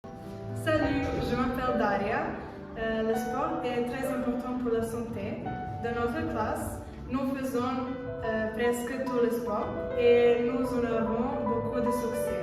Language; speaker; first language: French; non-native, learner; Serbian